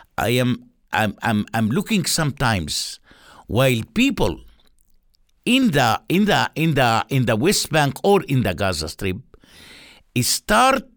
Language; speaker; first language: English; non-native, fluent; Arabic